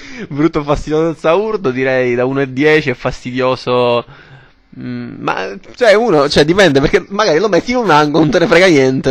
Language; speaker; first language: Italian; native; Italian